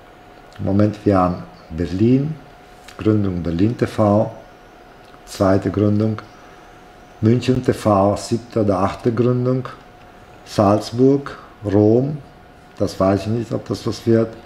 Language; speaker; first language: German; non-native, fluent; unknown